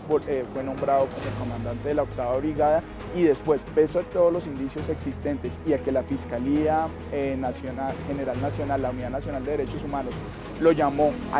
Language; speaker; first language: Spanish; native; Spanish